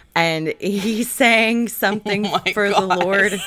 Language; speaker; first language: English; native; English